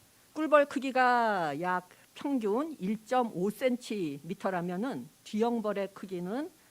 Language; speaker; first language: Korean; native; Korean